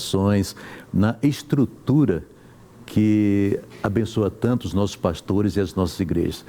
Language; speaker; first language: Portuguese; native; Portuguese